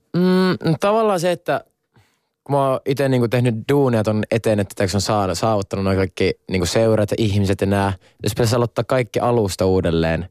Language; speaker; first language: Finnish; non-native, local second language; Swedish